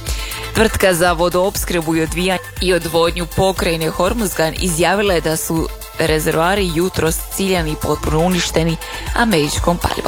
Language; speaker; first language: Croatian; native; Croatian